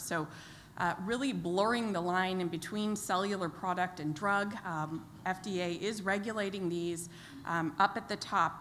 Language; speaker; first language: English; native; English